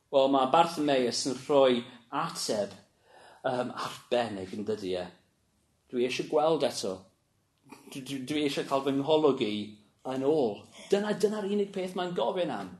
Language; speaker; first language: Welsh; non-native, local second language; English